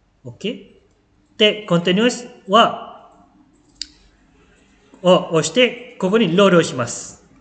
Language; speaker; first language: Japanese; non-native, fluent; Malay